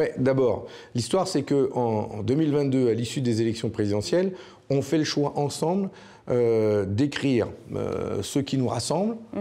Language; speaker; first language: French; native; French